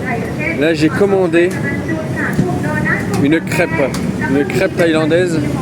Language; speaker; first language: French; native; French